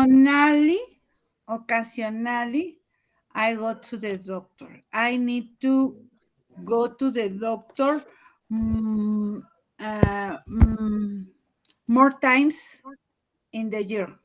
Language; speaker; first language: English; non-native, learner; Spanish